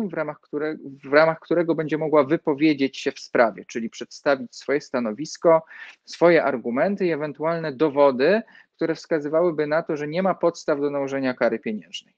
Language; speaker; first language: Polish; native; Polish